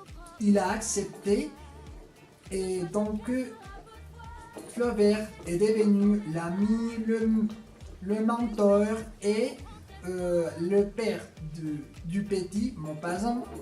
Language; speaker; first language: French; non-native, fluent; Spanish